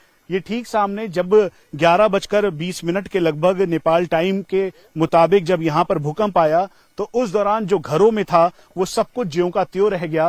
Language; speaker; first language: Hindi; native; Hindi